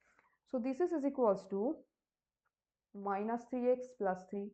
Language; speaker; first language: Hindi; native; Hindi